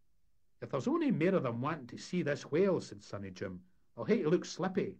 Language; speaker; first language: English; native; English